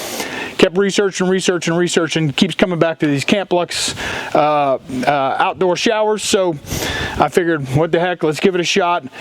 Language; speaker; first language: English; native; English